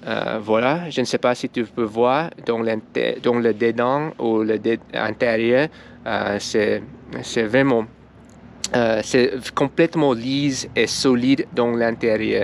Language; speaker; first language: French; non-native, learner; English